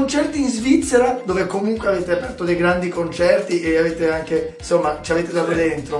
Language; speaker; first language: Italian; native; Italian